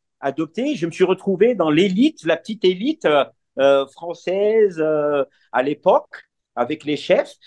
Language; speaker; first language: French; non-native, local second language; Arabic